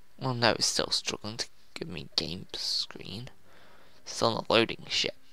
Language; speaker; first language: English; native; English